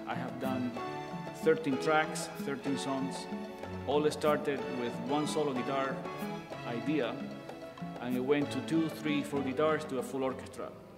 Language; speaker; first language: English; non-native, fluent; Spanish